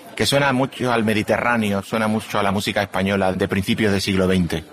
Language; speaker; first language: Spanish; native; Spanish